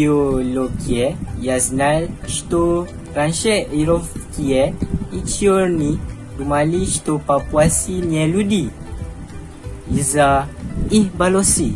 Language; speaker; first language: Russian; non-native, learner; Malay